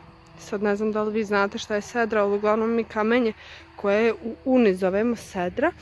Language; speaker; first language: Croatian; native; Croatian